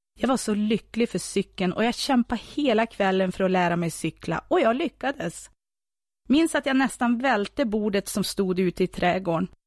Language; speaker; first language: Swedish; native; Swedish